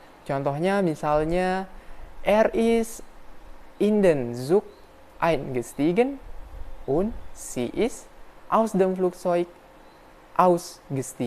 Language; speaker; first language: German; non-native, fluent; Indonesian